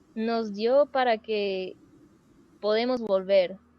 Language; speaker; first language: Spanish; non-native, fluent; English